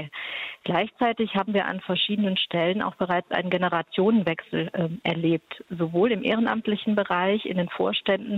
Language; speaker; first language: German; native; German